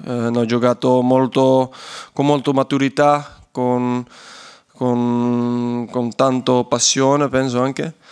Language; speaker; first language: Italian; non-native, learner; Dutch